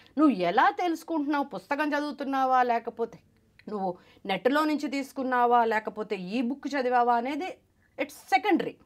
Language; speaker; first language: Telugu; non-native, local second language; Malayalam